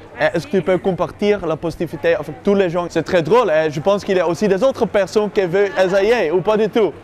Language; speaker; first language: French; non-native, fluent; Dutch